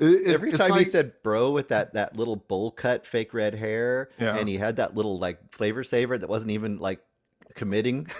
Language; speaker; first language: English; native; English